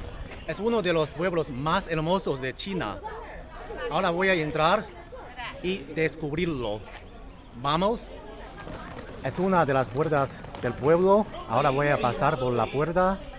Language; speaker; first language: Spanish; non-native, fluent; Chinese